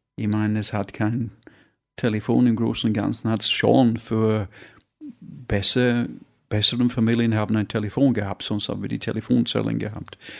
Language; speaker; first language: German; non-native, fluent; English